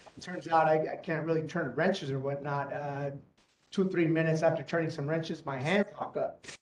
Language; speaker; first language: English; native; English